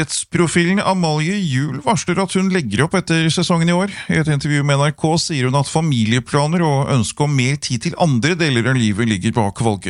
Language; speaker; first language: Norwegian; native; Norwegian